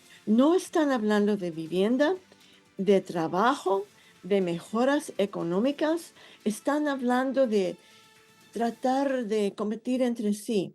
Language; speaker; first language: Spanish; non-native, fluent; English